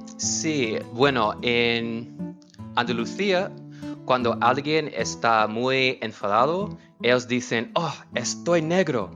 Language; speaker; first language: Spanish; non-native, fluent; English